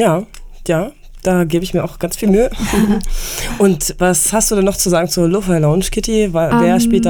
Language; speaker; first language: German; native; German